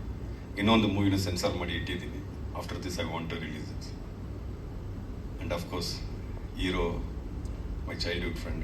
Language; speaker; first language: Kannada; non-native, local second language; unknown